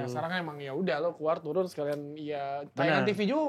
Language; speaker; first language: Indonesian; native; Indonesian